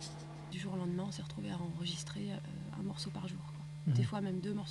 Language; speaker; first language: French; native; French